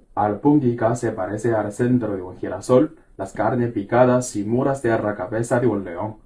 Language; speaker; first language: Spanish; non-native, fluent; Chinese